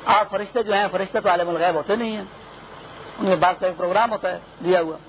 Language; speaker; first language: Urdu; non-native, local second language; Pashto